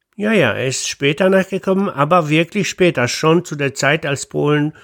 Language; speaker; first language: German; non-native, fluent; Polish